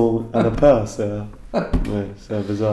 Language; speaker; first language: French; non-native, learner; English